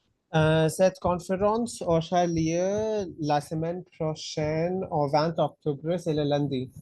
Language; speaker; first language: French; non-native, fluent; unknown